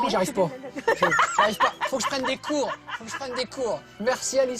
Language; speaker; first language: French; native; French